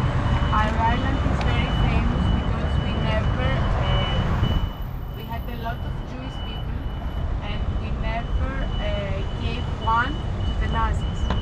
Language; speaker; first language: English; non-native, fluent; Greek